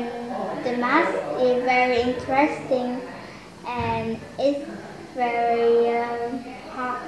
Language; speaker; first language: English; non-native, learner; Vietnamese